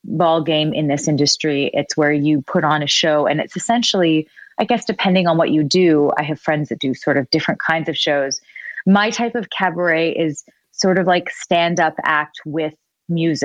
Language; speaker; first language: English; native; English